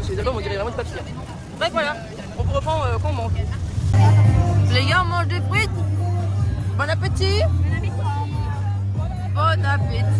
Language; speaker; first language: French; native; French